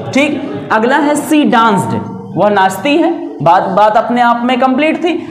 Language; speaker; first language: Hindi; native; Hindi